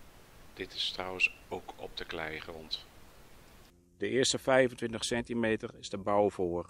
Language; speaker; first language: Dutch; native; Dutch